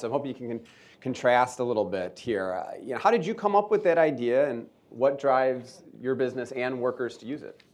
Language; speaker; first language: English; native; English